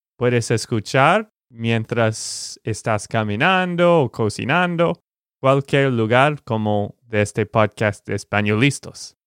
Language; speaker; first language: Spanish; non-native, fluent; English